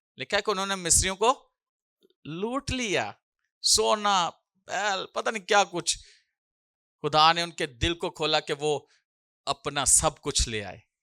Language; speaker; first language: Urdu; non-native, local second language; Punjabi